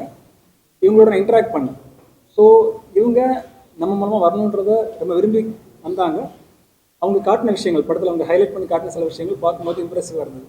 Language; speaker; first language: Tamil; native; Tamil